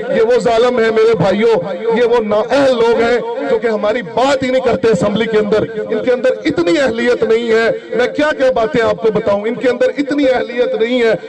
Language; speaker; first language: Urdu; non-native, local second language; Punjabi